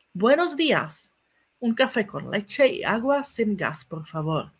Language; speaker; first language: Spanish; non-native, fluent; Czech